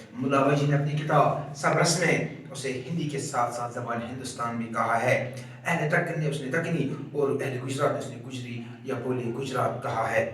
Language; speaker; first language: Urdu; non-native, local second language; Kashmiri